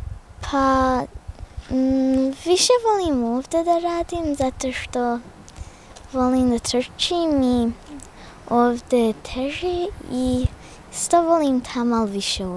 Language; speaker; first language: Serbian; early bilingual, heritage; Serbian